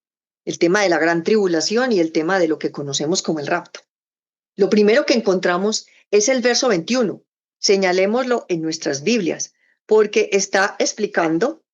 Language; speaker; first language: Spanish; native; Spanish